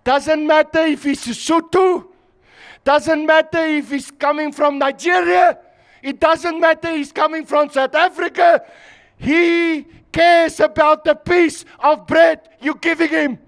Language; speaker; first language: English; non-native, local second language; Afrikaans